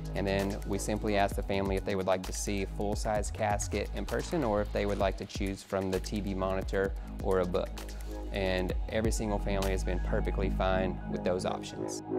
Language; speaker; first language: English; native; English